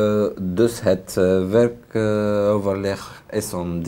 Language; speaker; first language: Dutch; non-native, learner; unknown